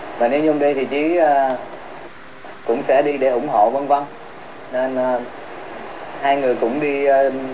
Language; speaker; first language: Vietnamese; early bilingual, heritage; Vietnamese